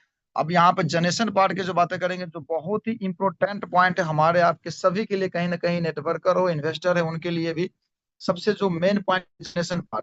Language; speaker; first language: Hindi; native; Hindi